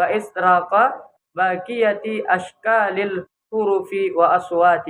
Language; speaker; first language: Arabic; non-native, learner; Indonesian